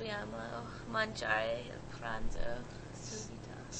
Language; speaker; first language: Italian; non-native, learner; English